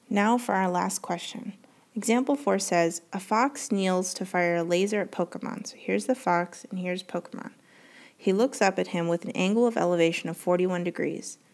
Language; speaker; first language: English; native; English